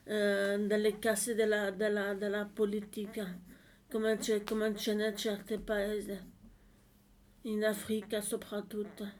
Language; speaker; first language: Italian; non-native, learner; French